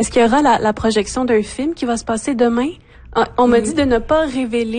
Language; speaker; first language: French; native; French